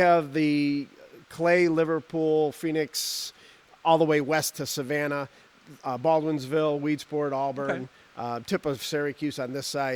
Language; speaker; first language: English; native; English